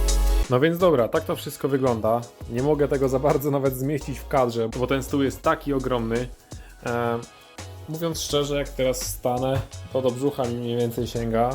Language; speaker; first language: Polish; native; Polish